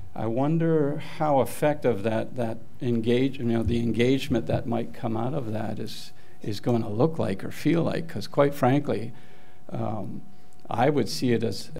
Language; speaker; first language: English; non-native, local second language; French